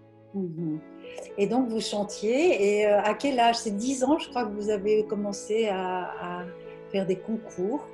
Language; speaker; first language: French; native; French